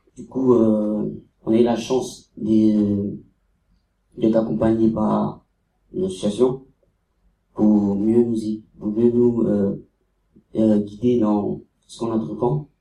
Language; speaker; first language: French; non-native, fluent; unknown